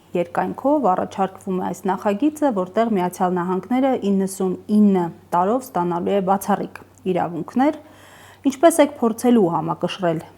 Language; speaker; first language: Armenian; native; Armenian